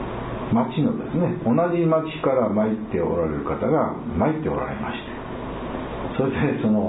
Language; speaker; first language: Japanese; native; Japanese